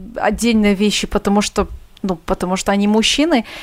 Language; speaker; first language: Russian; non-native, fluent; Hungarian